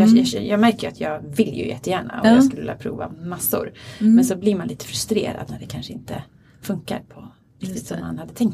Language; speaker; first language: Swedish; native; Swedish